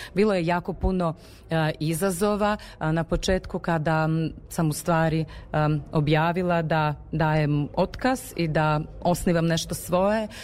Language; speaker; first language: Serbian; non-native, local second language; Slovak